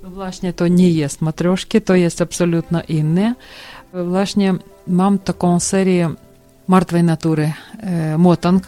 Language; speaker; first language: Polish; non-native, learner; Ukrainian